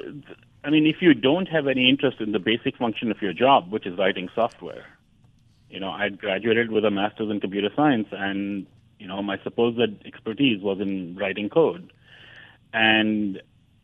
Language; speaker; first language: English; non-native, local second language; Hindi